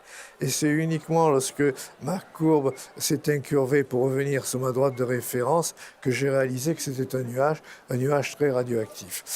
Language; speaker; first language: French; native; French